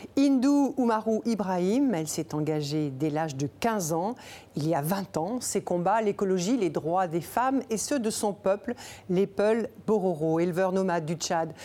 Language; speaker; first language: French; native; French